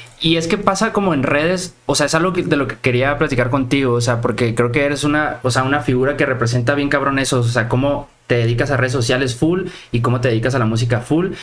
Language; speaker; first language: Spanish; native; Spanish